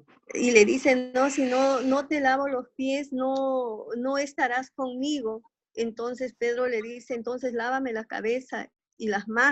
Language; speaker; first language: Spanish; native; Spanish